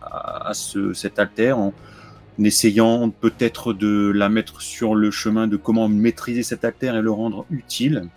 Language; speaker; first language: French; native; French